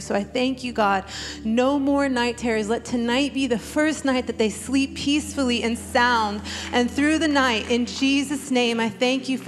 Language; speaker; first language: English; native; English